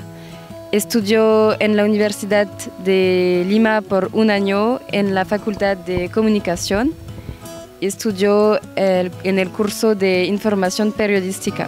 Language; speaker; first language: Spanish; non-native, learner; French